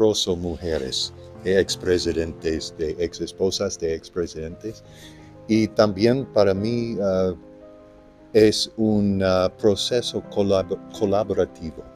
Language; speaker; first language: Spanish; non-native, learner; English